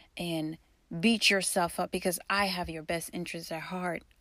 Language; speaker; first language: English; early bilingual, other home language; Haitian Creole